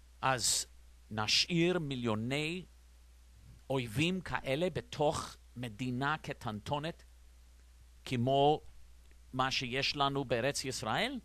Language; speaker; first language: Hebrew; non-native, fluent; English